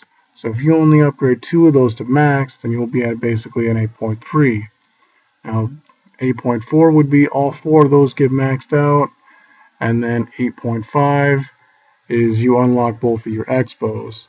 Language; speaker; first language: English; native; English